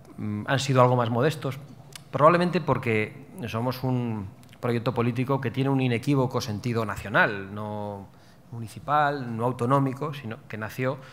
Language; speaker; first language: Spanish; native; Spanish